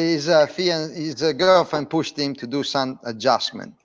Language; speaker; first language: English; non-native, fluent; Italian